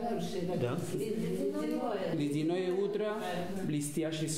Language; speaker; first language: Russian; non-native, fluent; Spanish